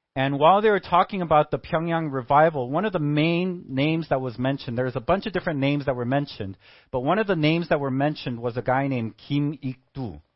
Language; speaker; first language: English; native; English